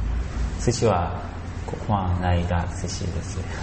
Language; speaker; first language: Japanese; non-native, learner; Korean